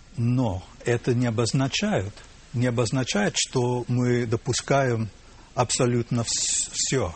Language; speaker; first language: Russian; non-native, fluent; English